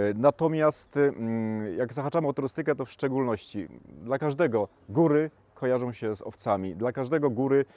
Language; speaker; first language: Polish; native; Polish